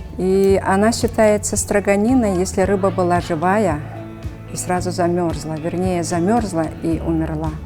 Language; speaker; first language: Russian; non-native, local second language; Yakut